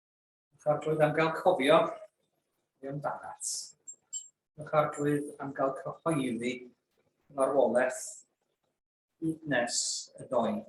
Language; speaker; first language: Welsh; native; Welsh